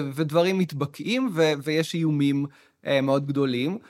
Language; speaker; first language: Hebrew; native; Hebrew